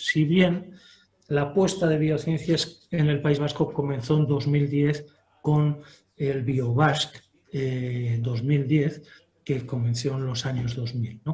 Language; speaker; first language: Spanish; native; Spanish